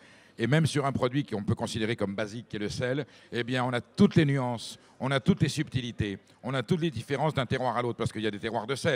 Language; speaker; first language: French; native; French